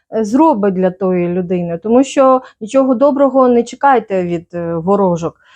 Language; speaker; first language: Ukrainian; native; Ukrainian